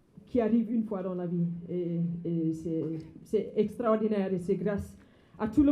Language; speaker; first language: French; non-native, fluent; Afrikaans